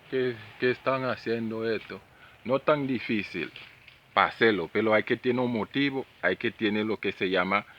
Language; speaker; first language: Spanish; non-native, learner; Haitian Creole